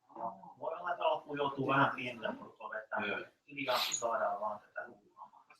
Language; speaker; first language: Finnish; native; Finnish